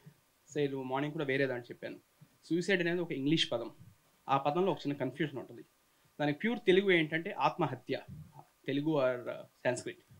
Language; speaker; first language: Telugu; native; Telugu